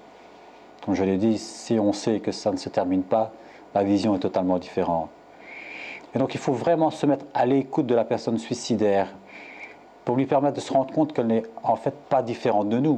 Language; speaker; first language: French; native; French